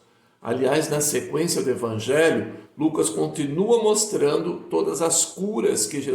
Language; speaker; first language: Portuguese; native; Portuguese